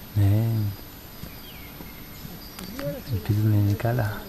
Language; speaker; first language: Greek; non-native, fluent; French